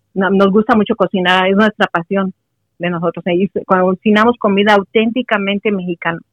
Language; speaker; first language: Spanish; native; Spanish